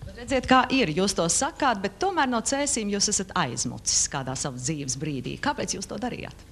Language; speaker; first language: Latvian; native; Latvian